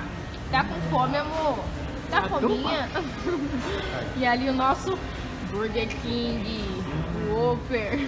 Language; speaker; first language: Portuguese; native; Portuguese